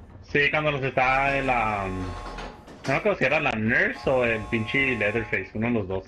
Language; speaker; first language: Spanish; early bilingual, heritage; Spanish